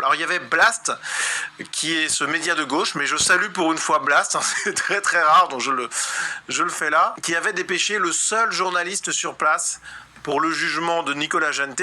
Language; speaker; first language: French; native; French